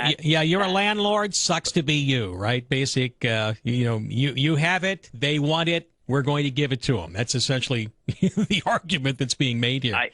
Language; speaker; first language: English; native; English